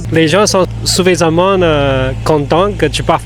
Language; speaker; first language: French; non-native, fluent; Spanish